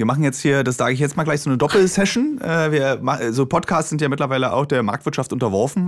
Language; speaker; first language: German; native; German